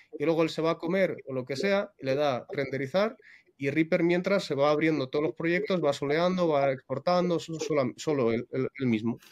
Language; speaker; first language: Spanish; non-native, fluent; Russian